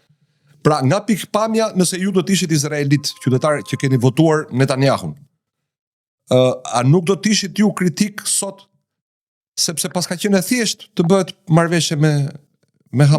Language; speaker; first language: Albanian; native; Albanian